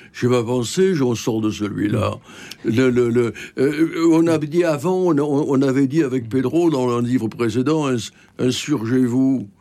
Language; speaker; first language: French; native; French